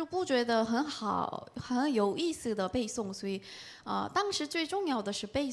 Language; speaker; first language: Chinese; non-native, fluent; Korean